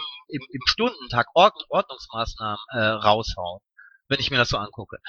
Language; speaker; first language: German; native; German